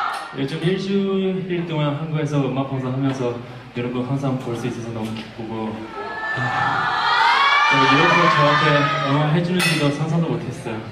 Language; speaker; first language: Korean; non-native, fluent; Chinese